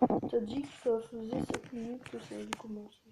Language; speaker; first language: French; native; French